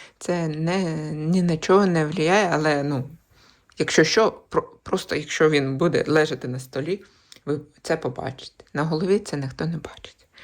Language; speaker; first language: Ukrainian; native; Ukrainian